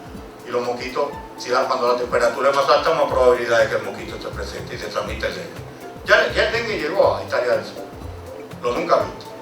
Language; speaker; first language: Spanish; native; Spanish